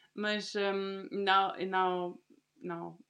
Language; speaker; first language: Portuguese; non-native, learner; German